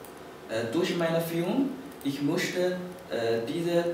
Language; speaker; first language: German; non-native, learner; Chinese